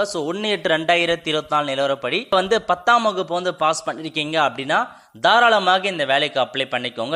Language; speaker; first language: Tamil; native; Tamil